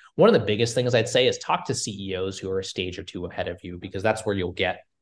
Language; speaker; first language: English; native; English